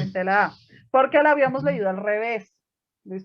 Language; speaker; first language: Spanish; native; Spanish